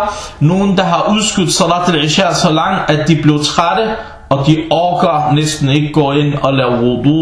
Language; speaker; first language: Danish; non-native, fluent; Arabic